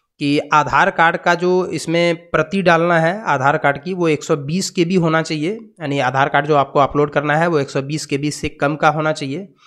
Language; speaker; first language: Hindi; native; Hindi